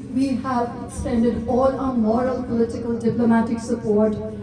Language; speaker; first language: English; non-native, local second language; Urdu